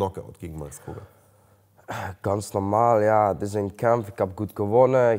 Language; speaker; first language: German; non-native, learner; Dutch